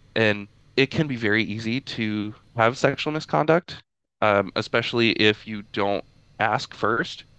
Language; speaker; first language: English; native; English